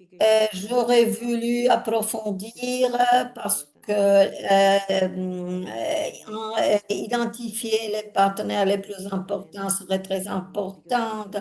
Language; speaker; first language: French; non-native, fluent; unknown